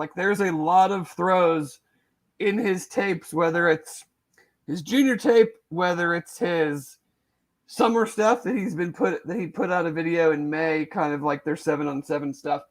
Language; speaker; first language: English; native; English